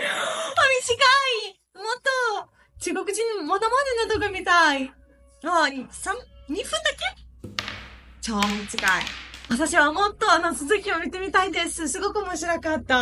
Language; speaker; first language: Japanese; non-native, fluent; Ukrainian